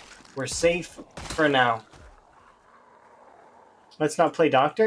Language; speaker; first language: English; native; English